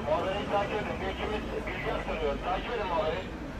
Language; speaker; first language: Turkish; native; Turkish